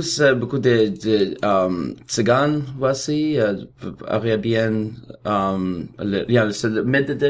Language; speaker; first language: French; non-native, learner; Russian